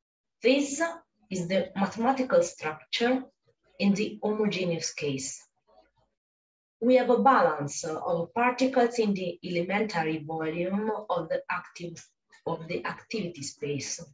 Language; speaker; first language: English; non-native, fluent; Italian